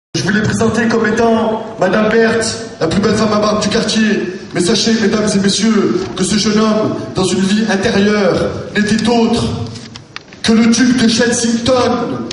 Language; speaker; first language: French; native; French